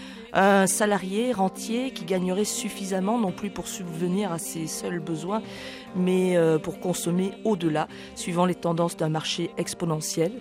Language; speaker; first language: French; native; French